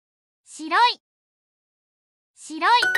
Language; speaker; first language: Japanese; non-native, learner; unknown